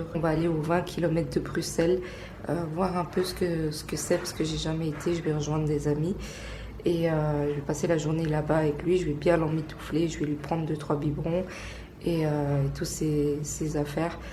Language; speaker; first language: French; native; French